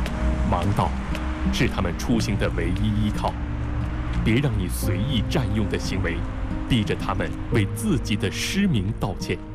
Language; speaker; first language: Chinese; native; Chinese